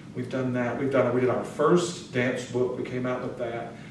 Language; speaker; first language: English; native; English